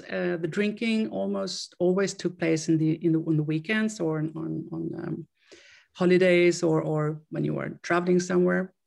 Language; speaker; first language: English; non-native, fluent; Swedish